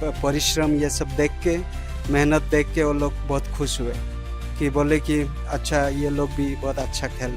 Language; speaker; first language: Hindi; non-native, local second language; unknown